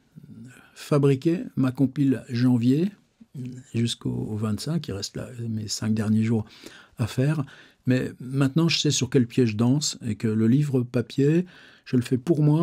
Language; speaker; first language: French; native; French